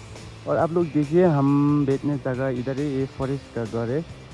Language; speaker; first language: Hindi; non-native, local second language; Nepali